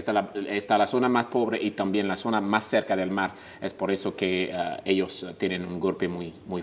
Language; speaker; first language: Spanish; non-native, fluent; Haitian Creole